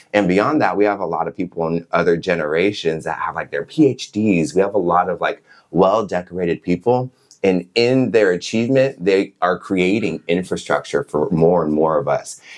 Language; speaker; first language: English; native; English